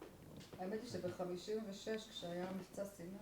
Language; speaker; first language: Hebrew; native; Hebrew